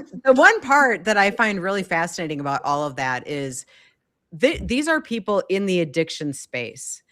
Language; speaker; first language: English; native; English